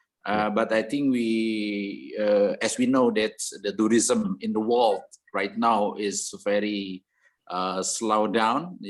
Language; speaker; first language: English; non-native, learner; Indonesian